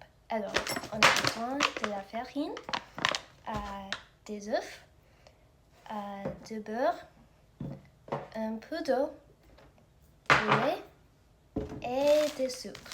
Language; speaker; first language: French; non-native, fluent; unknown